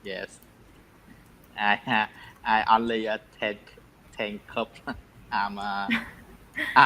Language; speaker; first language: English; non-native, learner; Vietnamese